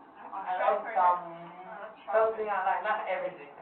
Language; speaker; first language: English; non-native, learner; Chinese